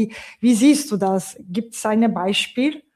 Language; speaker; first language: German; non-native, fluent; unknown